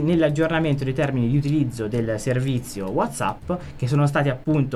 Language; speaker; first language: Italian; native; Italian